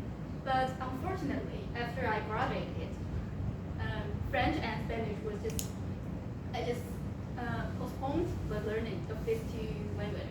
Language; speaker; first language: English; non-native, local second language; Chinese